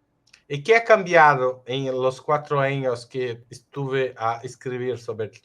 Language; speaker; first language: Spanish; non-native, fluent; Portuguese